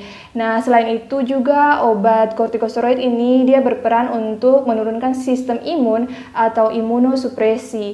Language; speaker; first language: Indonesian; native; Indonesian